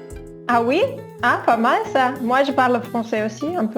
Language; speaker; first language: French; non-native, learner; Spanish